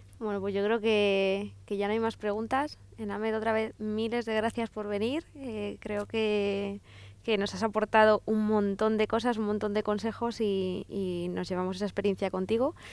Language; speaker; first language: Spanish; native; Spanish